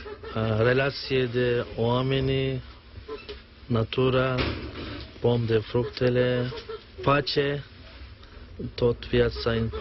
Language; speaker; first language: Romanian; non-native, learner; Turkish